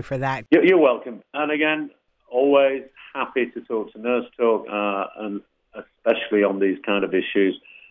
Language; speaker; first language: English; native; English